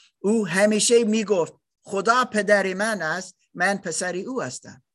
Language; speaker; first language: Persian; non-native, learner; German